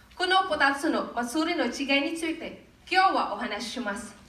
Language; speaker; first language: Japanese; non-native, learner; Filipino